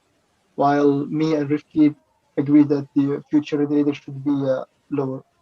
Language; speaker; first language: English; non-native, fluent; Malay